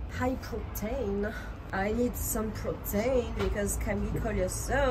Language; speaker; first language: English; non-native, learner; French